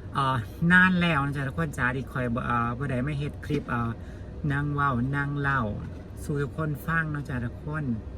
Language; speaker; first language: Thai; native; Thai